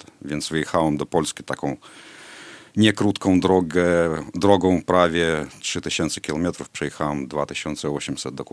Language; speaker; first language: Polish; non-native, fluent; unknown